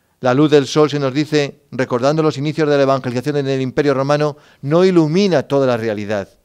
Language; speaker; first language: Spanish; native; Spanish